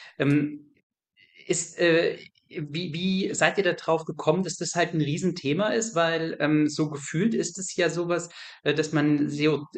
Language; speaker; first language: German; native; German